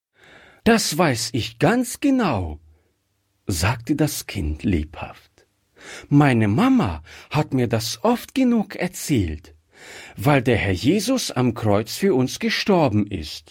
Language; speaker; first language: German; native; German